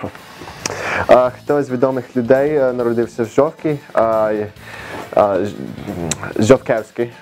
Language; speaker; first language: Ukrainian; early bilingual, heritage; Ukrainian